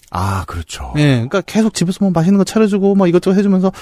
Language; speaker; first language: Korean; native; Korean